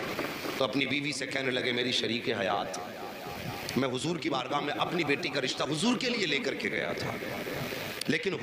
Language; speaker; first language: Urdu; native; Urdu